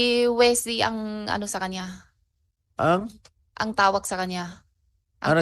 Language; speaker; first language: Filipino; non-native, learner; Chinese